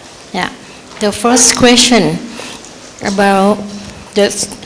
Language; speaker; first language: English; non-native, learner; Thai